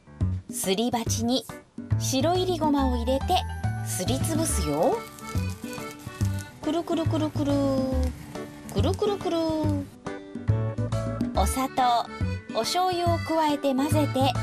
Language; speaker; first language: Japanese; native; Japanese